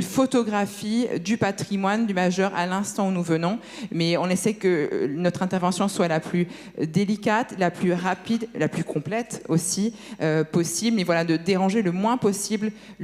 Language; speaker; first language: French; native; French